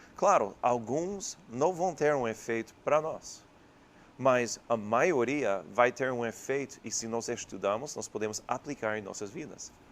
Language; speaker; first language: Portuguese; non-native, fluent; English